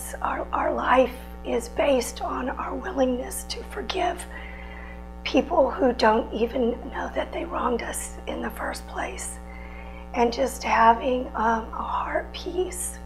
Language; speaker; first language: English; native; English